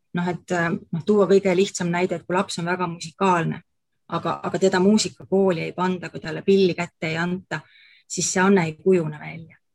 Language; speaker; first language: Estonian; native; Estonian